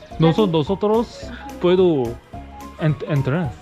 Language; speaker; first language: Spanish; non-native, learner; Korean